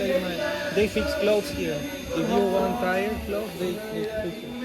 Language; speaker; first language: English; non-native, learner; Spanish